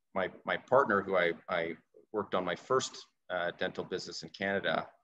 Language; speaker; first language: English; native; English